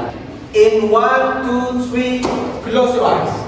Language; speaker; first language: English; non-native, learner; Indonesian